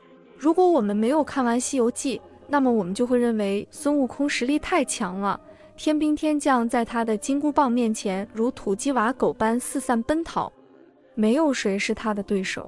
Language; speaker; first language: Chinese; native; Chinese